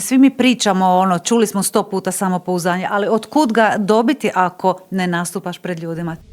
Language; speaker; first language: Bosnian; native; Bosnian